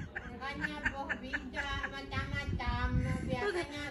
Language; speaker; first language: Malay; non-native, learner; Indonesian